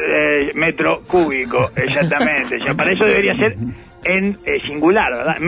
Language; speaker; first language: Spanish; native; Spanish